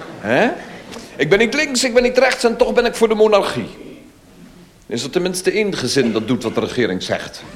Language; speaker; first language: Dutch; native; Dutch